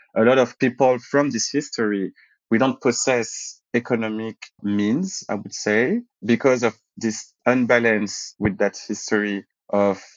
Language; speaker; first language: English; early bilingual, other home language; French